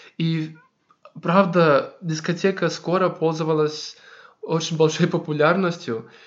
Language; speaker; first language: Russian; non-native, fluent; Greek